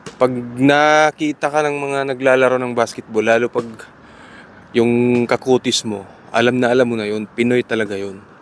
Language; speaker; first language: Filipino; non-native, local second language; Cebuano